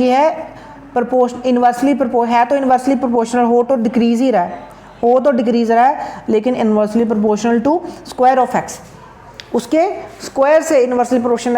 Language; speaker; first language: Hindi; non-native, local second language; Punjabi